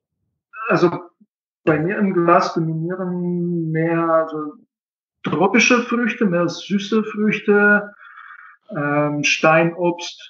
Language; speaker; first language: German; non-native, fluent; Russian